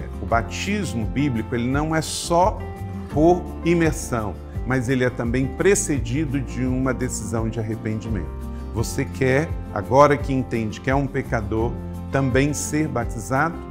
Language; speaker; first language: Portuguese; native; Portuguese